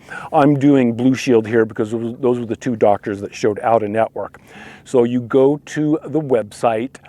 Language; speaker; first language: English; native; English